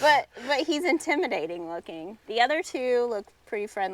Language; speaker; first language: English; native; English